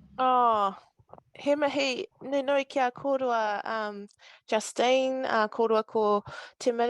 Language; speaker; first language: Māori; non-native, local second language; English